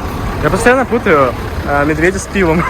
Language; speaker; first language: Russian; native; Russian